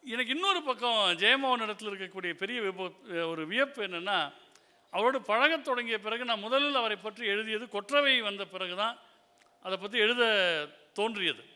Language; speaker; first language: Tamil; native; Tamil